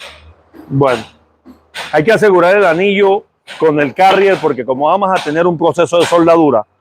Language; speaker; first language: Spanish; native; Spanish